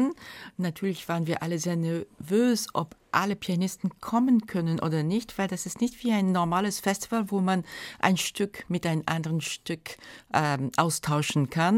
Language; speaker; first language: German; non-native, fluent; Japanese